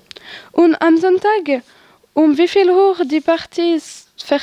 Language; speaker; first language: German; non-native, learner; French